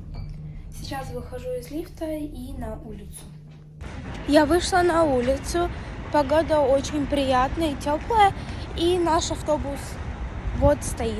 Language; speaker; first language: Russian; early bilingual, heritage; Russian